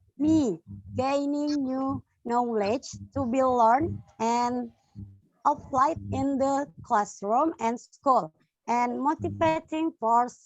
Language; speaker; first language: English; non-native, learner; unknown